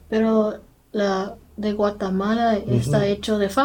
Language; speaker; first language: Spanish; non-native, learner; English